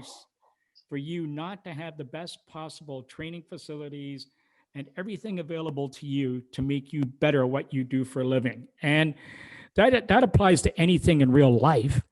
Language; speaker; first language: English; native; English